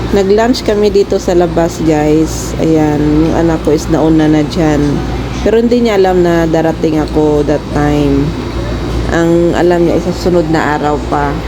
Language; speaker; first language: Filipino; non-native, local second language; Cebuano